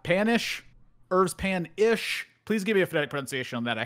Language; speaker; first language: English; native; English